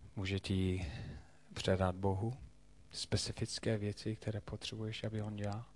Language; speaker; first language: Czech; non-native, fluent; English